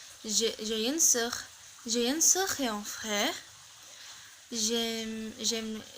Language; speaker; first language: French; non-native, learner; Indonesian